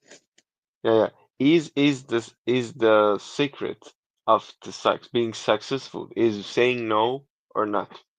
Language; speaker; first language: English; non-native, learner; Persian